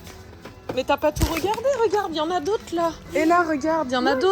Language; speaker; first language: French; native; French